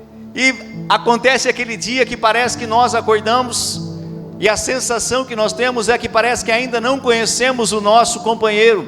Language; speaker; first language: Portuguese; native; Portuguese